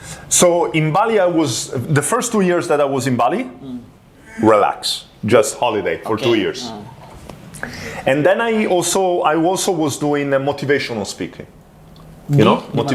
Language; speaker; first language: English; non-native, fluent; Italian